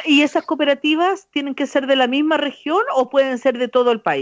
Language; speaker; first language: Spanish; native; Spanish